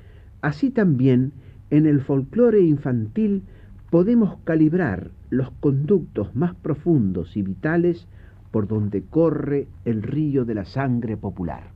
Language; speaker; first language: Spanish; native; Spanish